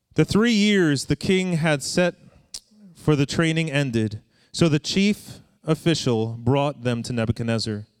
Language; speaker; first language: English; native; English